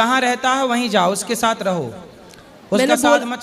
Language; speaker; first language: Hindi; native; Hindi